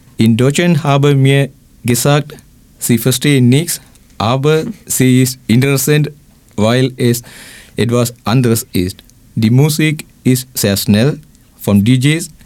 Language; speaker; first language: German; non-native, learner; Thai